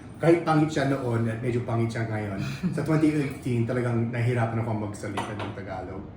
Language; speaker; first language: Filipino; non-native, fluent; English